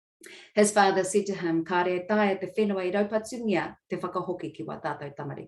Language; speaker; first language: Māori; non-native, local second language; English